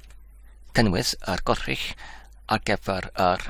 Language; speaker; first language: Welsh; non-native, learner; English